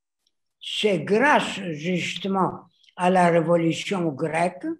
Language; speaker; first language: French; non-native, fluent; Greek